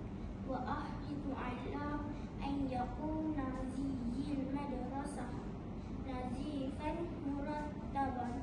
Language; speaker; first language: Arabic; non-native, learner; Malay